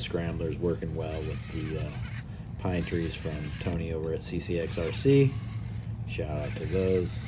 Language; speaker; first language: English; native; English